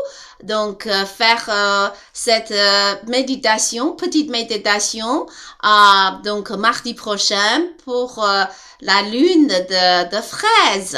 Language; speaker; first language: French; non-native, learner; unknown